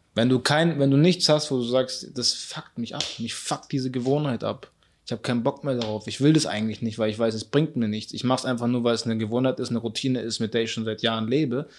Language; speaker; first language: German; early bilingual, other home language; Arabic